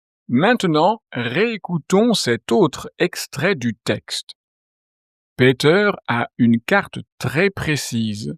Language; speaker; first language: French; native; French